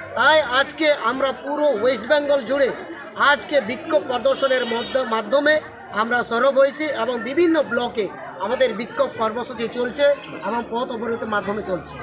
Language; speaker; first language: Bangla; non-native, local second language; Santali